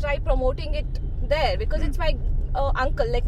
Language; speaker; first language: English; non-native, local second language; Kannada